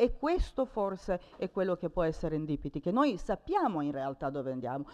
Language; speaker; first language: Italian; early bilingual, other home language; Serbian